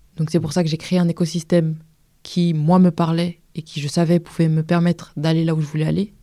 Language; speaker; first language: French; native; French